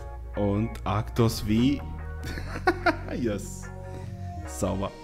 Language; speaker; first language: German; native; German